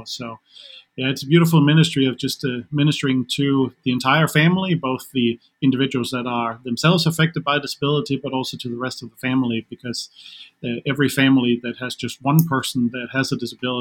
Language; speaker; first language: English; non-native, fluent; Danish